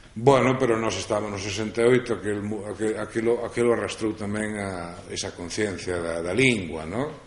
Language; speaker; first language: Galician; non-native, local second language; Spanish